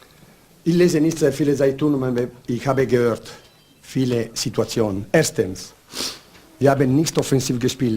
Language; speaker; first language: German; non-native, learner; Italian